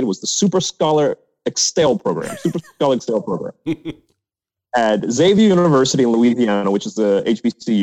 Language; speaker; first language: English; native; English